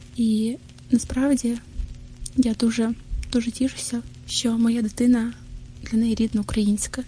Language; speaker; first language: Ukrainian; non-native, local second language; Russian